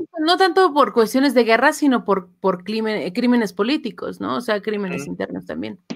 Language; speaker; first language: Spanish; native; Spanish